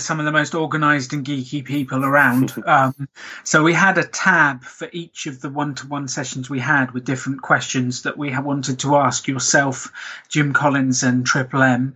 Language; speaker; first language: English; native; English